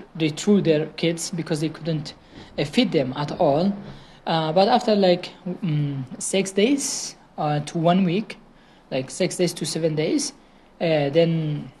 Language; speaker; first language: English; non-native, fluent; Kurdish